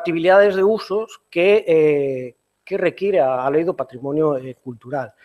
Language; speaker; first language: Spanish; non-native, local second language; Galician